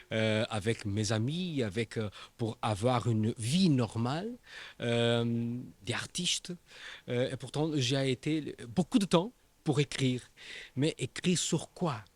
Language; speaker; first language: French; non-native, learner; Portuguese